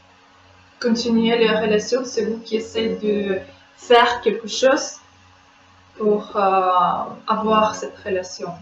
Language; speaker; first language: French; non-native, fluent; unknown